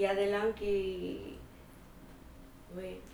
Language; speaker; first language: French; non-native, fluent; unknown